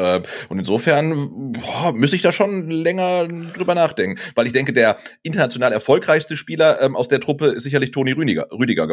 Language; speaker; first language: German; native; German